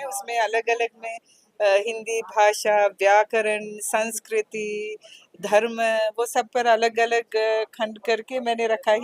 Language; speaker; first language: Hindi; non-native, fluent; Sinhala